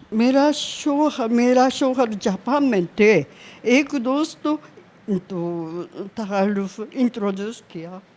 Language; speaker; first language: Urdu; non-native, learner; Japanese